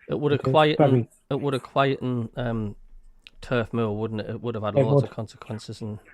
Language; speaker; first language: English; native; English